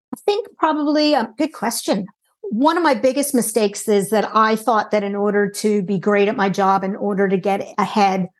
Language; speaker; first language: English; native; English